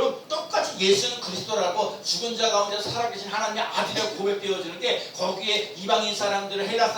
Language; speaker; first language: Korean; native; Korean